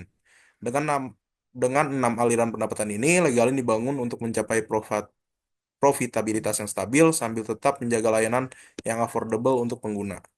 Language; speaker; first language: Indonesian; native; Indonesian